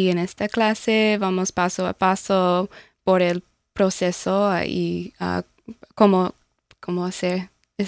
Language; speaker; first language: Spanish; non-native, learner; English